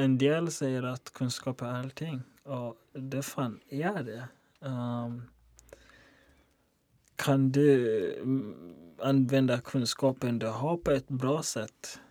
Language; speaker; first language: Swedish; non-native, local second language; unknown